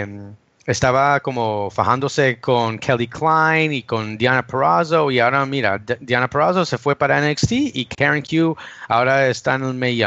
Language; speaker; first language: Spanish; early bilingual, heritage; English